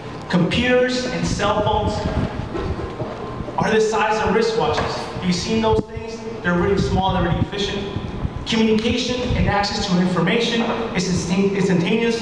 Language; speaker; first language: English; early bilingual, other home language; Spanish